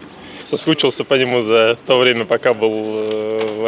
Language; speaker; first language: Russian; native; Russian